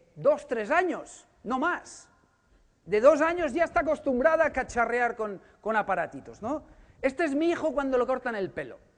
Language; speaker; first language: Spanish; native; Spanish